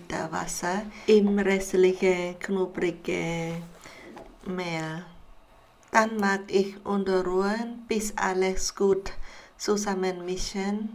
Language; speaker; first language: German; non-native, learner; Khmer